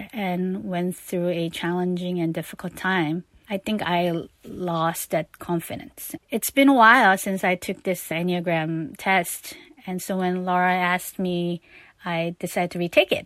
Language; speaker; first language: English; non-native, fluent; Korean